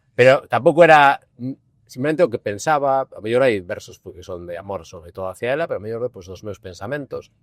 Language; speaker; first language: Spanish; non-native, local second language; Galician